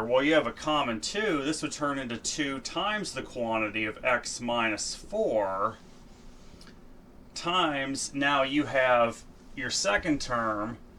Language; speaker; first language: English; native; English